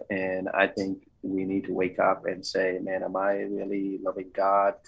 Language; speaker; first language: English; non-native, local second language; Kannada